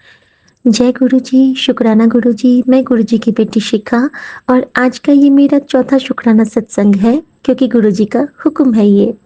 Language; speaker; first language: Hindi; native; Hindi